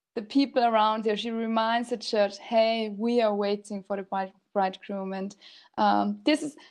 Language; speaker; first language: English; non-native, fluent; German